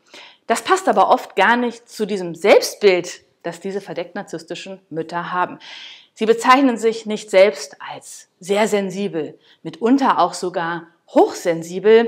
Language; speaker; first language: German; native; German